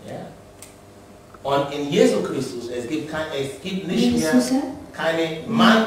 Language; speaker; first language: German; non-native, learner; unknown